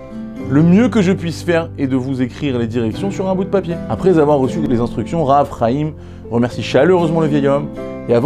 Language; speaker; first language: French; native; French